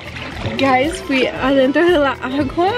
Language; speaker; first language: Spanish; early bilingual, heritage; Spanish